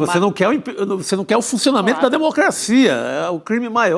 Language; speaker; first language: Portuguese; native; Portuguese